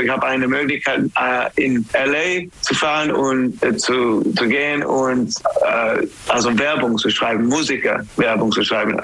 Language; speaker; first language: German; non-native, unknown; English